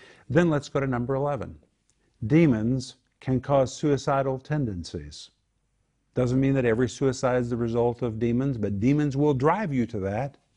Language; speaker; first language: English; native; English